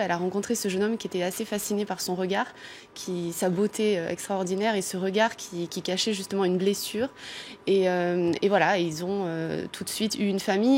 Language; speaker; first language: French; native; French